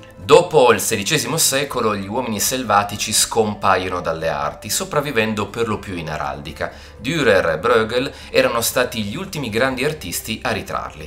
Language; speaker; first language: Italian; native; Italian